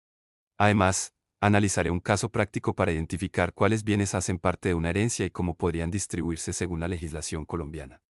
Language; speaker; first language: Spanish; native; Spanish